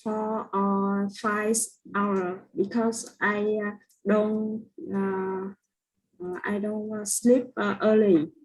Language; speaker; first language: English; non-native, learner; Vietnamese